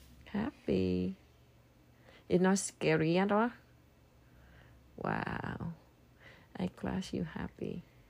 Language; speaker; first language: English; non-native, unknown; Vietnamese